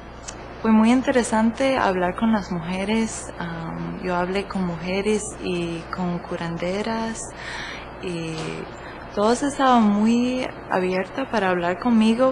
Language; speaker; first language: Spanish; non-native, fluent; English